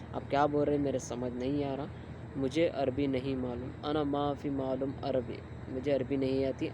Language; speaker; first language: Urdu; native; Urdu